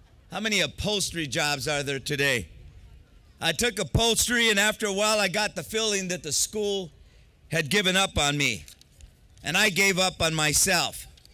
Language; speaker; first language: English; early bilingual, other home language; Spanish